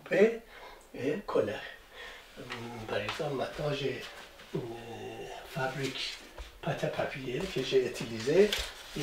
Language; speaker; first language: French; non-native, learner; Persian